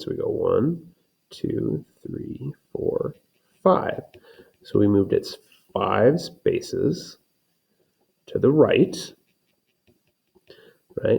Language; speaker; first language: English; native; English